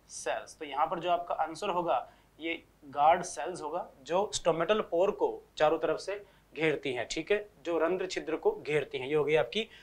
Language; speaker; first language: Hindi; native; Hindi